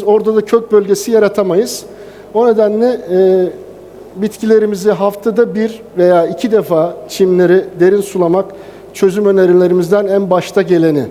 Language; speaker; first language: Turkish; native; Turkish